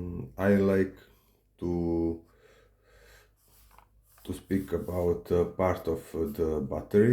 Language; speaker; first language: English; non-native, learner; Serbian